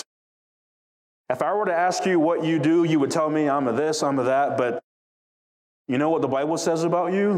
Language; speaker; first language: English; native; English